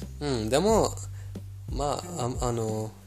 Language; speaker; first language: Japanese; non-native, fluent; Persian